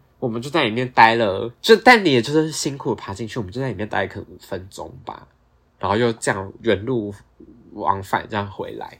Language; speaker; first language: Chinese; native; Chinese